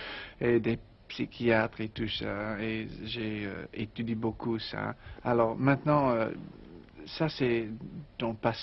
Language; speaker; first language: French; non-native, learner; English